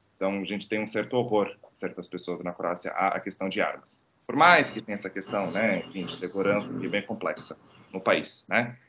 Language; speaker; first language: Portuguese; non-native, fluent; Croatian